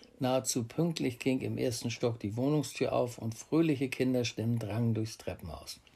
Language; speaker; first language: German; native; German